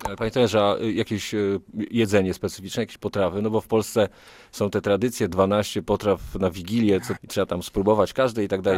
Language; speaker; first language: Polish; native; Polish